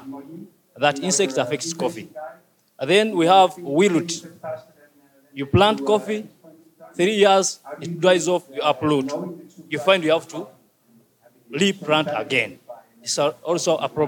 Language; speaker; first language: English; non-native, local second language; Ganda